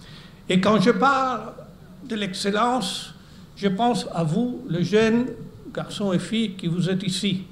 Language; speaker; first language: French; non-native, fluent; Spanish